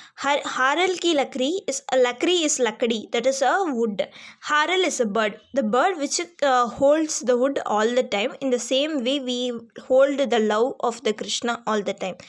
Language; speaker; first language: English; non-native, local second language; Hindi